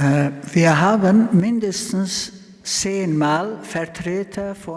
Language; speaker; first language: German; non-native, fluent; Turkish